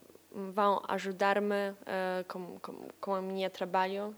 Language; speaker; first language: Portuguese; non-native, learner; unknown